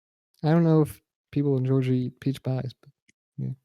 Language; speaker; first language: English; native; English